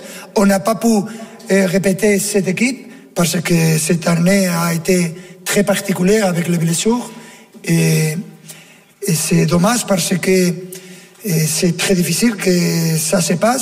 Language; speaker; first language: French; non-native, fluent; Portuguese